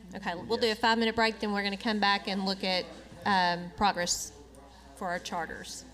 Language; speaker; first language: English; native; English